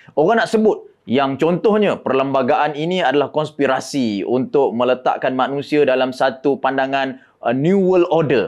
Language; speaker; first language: Malay; native; Malay